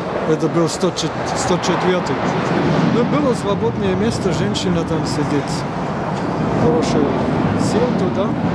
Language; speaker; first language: Russian; non-native, fluent; German